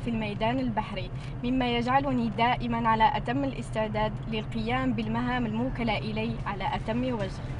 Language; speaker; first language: Arabic; native; Arabic